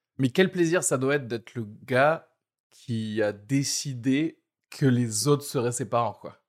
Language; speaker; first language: French; early bilingual, other home language; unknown